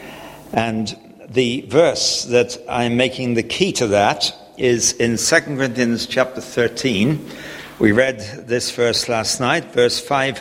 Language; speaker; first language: English; native; English